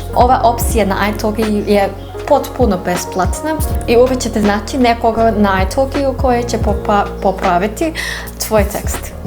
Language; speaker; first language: Serbian; non-native, learner; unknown